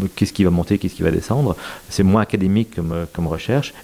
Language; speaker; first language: French; native; French